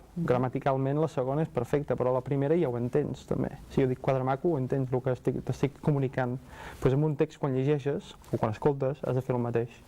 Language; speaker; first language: Catalan; non-native, fluent; English